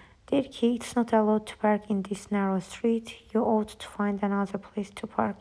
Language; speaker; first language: English; non-native, fluent; Azerbaijani